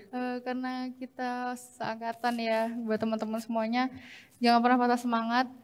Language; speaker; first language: Indonesian; native; Indonesian